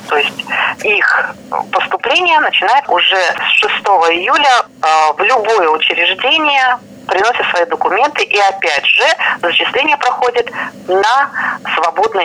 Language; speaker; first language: Russian; native; Russian